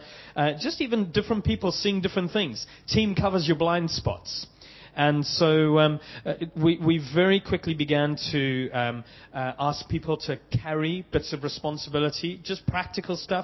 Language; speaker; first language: English; native; English